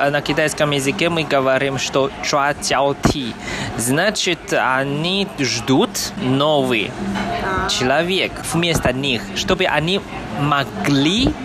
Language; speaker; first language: Russian; non-native, fluent; Chinese